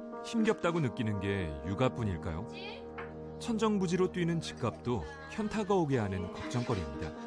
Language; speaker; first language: Korean; native; Korean